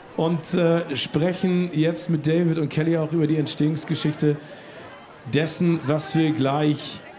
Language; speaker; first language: German; native; German